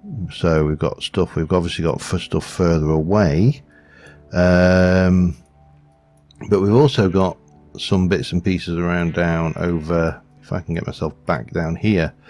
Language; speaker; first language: English; native; English